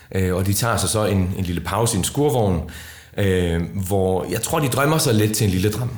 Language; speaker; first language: Danish; early bilingual, other home language; Icelandic